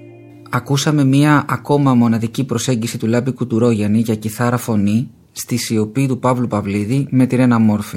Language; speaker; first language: Greek; native; Greek